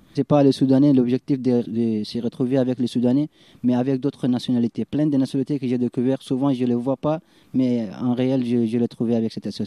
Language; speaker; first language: French; non-native, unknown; Arabic